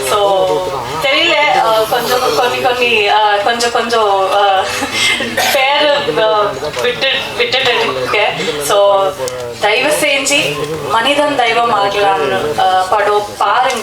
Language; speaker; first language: Tamil; non-native, learner; Kannada